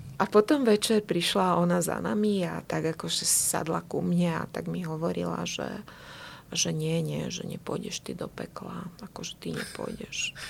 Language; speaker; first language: Slovak; non-native, local second language; Hungarian